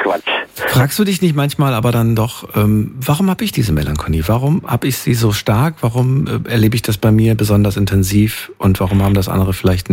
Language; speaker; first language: German; native; German